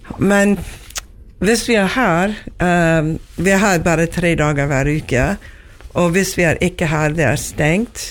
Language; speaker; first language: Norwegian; non-native, learner; English